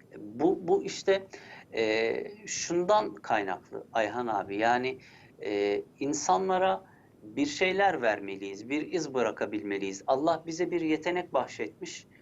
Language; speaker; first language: Turkish; early bilingual, heritage; Turkish